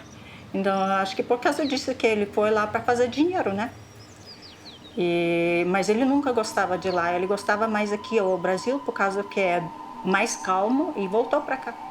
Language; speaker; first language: Portuguese; non-native, local second language; Russian